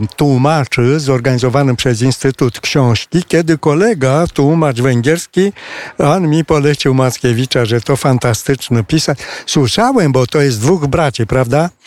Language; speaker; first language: Polish; non-native, fluent; Romanian